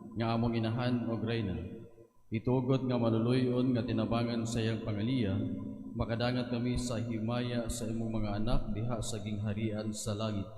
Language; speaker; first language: Cebuano; native; Cebuano